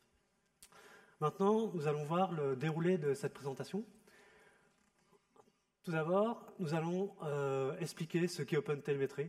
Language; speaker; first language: French; native; French